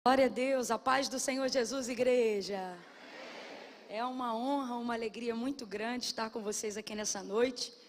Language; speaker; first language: Portuguese; native; Portuguese